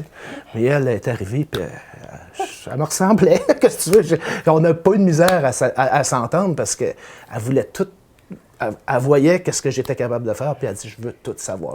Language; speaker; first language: French; native; French